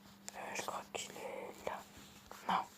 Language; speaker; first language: French; native; French